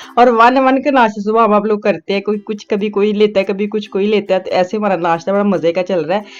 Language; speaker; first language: Urdu; non-native, local second language; Punjabi